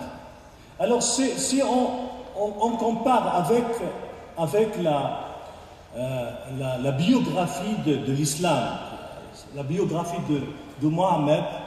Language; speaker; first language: French; non-native, local second language; Arabic